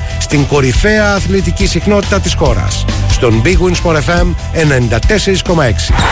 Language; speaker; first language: Greek; native; Greek